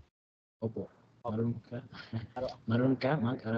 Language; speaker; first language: Filipino; non-native, learner; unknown